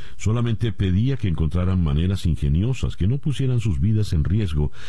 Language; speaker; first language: Spanish; native; Spanish